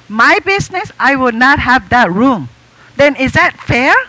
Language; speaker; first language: English; non-native, fluent; Japanese